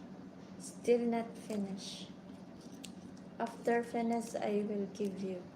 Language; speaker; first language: English; non-native, learner; Bikol